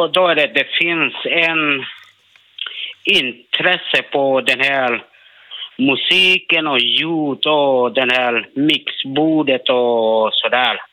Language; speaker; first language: Swedish; non-native, learner; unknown